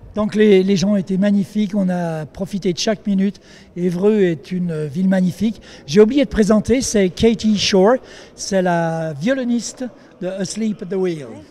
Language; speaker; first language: French; native; French